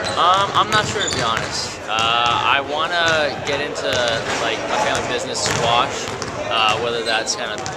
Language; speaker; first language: English; native; English